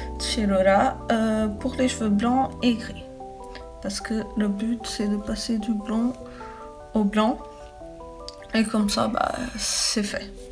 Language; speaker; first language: French; early bilingual, other home language; Portuguese